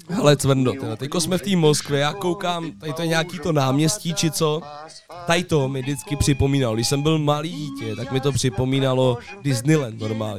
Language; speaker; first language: Czech; native; Czech